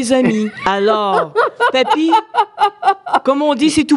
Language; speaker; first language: French; native; French